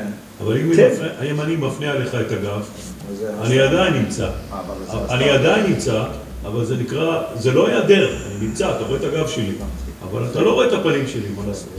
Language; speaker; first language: Hebrew; native; Hebrew